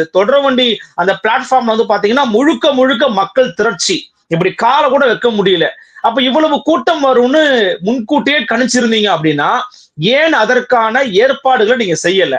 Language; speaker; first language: Tamil; native; Tamil